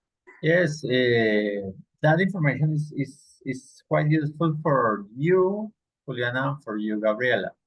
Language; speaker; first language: English; non-native, fluent; Spanish